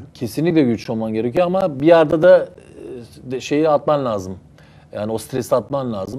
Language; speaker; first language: Turkish; early bilingual, heritage; Turkish